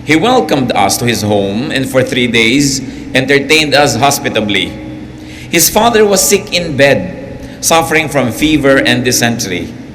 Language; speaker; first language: English; non-native, local second language; Filipino